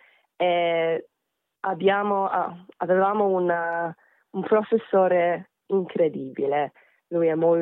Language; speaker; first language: Italian; non-native, fluent; Korean